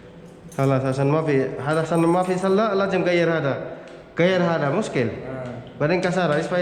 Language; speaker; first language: Arabic; non-native, learner; Filipino